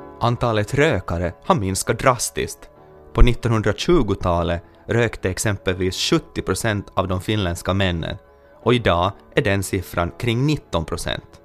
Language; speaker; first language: Swedish; native; Swedish